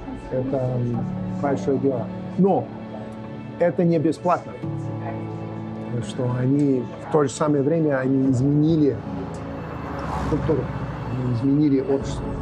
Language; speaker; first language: Russian; non-native, fluent; English